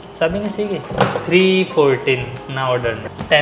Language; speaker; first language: Filipino; non-native, learner; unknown